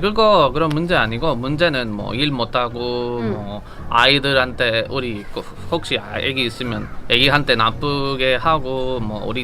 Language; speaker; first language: Korean; non-native, learner; Spanish